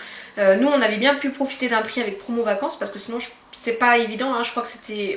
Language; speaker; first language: French; native; French